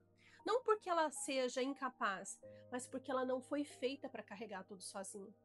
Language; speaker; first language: Portuguese; native; Portuguese